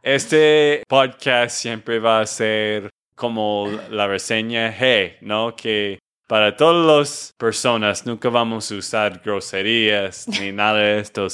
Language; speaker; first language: Spanish; non-native, fluent; English